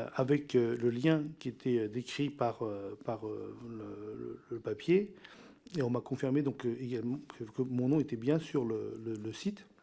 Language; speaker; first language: French; non-native, local second language; Min Nan Chinese